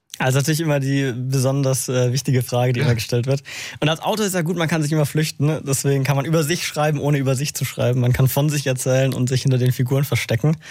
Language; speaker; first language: German; native; German